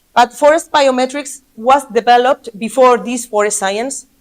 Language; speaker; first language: English; non-native, fluent; Basque